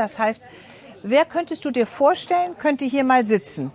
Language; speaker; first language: German; native; German